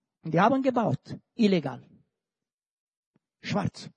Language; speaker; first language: German; non-native, fluent; Romanian